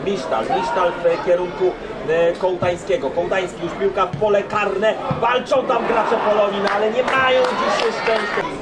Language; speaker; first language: Polish; native; Polish